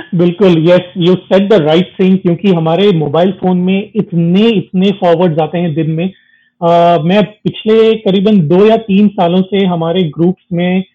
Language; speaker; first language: Hindi; non-native, local second language; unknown